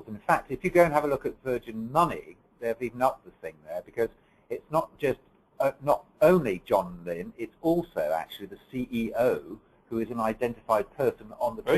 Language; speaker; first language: English; native; English